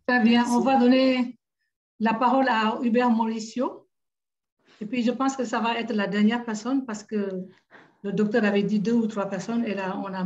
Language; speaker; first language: French; native; French